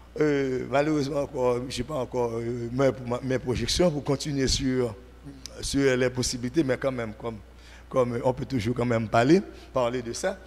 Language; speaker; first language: French; non-native, local second language; Haitian Creole